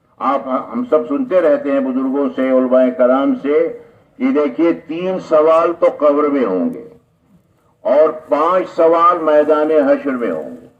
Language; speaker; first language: Urdu; native; Urdu